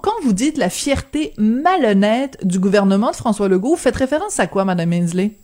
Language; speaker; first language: French; native; French